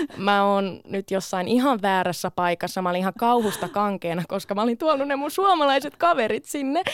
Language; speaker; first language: Finnish; early bilingual, other home language; Sinhala